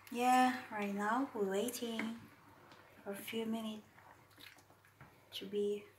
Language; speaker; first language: English; non-native, learner; Indonesian